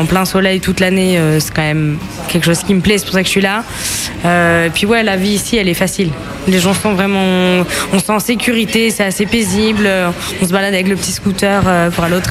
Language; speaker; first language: French; native; French